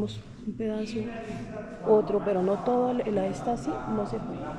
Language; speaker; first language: Spanish; native; Spanish